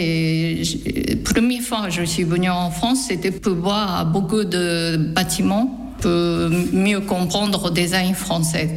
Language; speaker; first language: French; non-native, fluent; Japanese